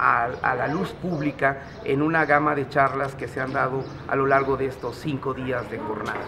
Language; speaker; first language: Spanish; native; Spanish